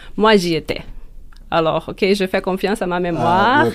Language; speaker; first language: French; non-native, fluent; Portuguese